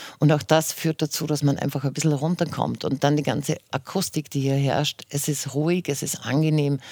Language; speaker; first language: German; native; German